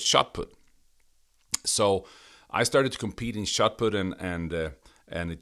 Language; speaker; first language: English; non-native, fluent; Swedish